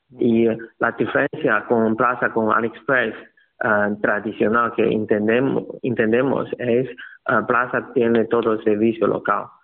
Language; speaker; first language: Spanish; non-native, learner; Chinese